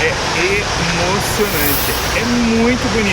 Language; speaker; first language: Portuguese; native; Portuguese